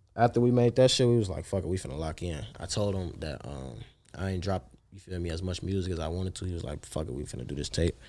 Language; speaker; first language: English; native; English